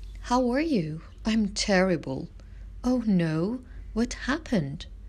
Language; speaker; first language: English; non-native, fluent; Persian